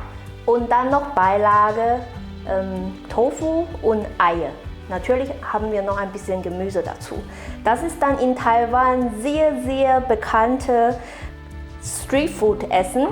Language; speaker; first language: German; non-native, fluent; Chinese